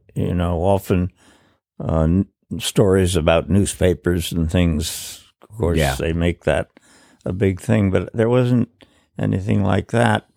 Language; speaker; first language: English; native; English